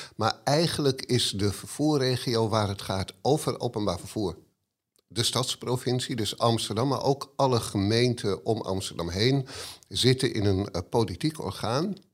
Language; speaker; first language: Dutch; native; Dutch